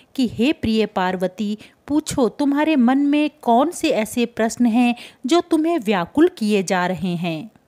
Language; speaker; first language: Hindi; native; Hindi